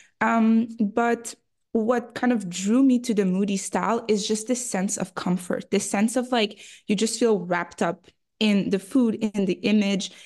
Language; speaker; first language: English; early bilingual, other home language; French